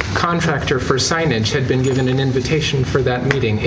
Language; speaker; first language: English; native; English